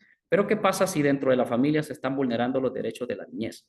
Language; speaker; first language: Spanish; native; Spanish